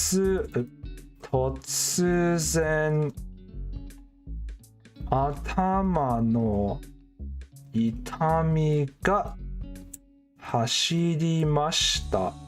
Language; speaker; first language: Japanese; non-native, learner; English